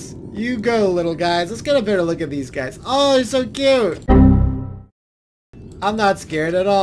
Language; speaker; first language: English; native; English